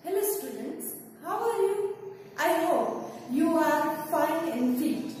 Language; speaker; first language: English; non-native, local second language; Gujarati